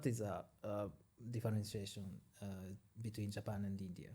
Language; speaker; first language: English; non-native, learner; Japanese